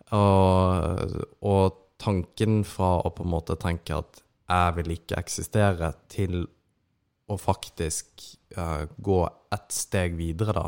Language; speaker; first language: Norwegian; native; Norwegian